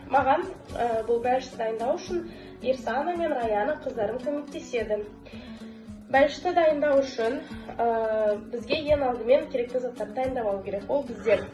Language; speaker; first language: Kazakh; non-native, local second language; Chechen